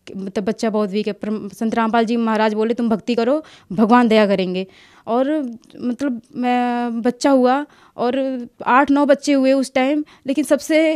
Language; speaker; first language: Hindi; native; Hindi